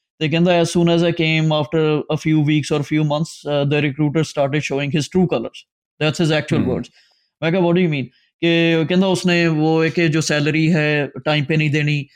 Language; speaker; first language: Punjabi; native; Punjabi